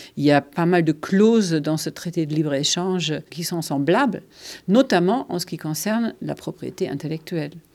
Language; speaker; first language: French; non-native, fluent; German